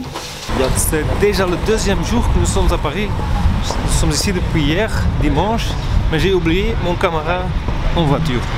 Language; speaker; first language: French; non-native, learner; Dutch